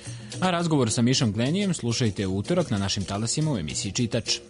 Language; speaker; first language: Serbian; native; Serbian